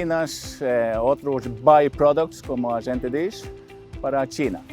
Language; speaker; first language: Portuguese; non-native, fluent; Norwegian